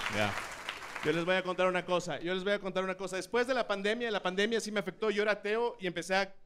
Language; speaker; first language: Spanish; native; Spanish